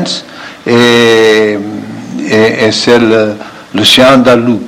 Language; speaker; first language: French; non-native, fluent; Portuguese